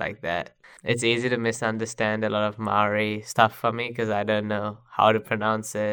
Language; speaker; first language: English; non-native, local second language; Sinhala